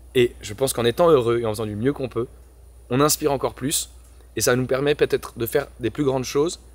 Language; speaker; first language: French; native; French